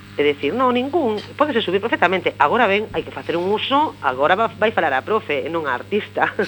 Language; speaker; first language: Galician; non-native, local second language; Spanish